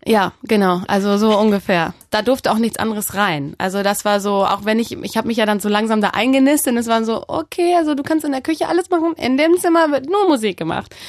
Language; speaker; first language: German; native; German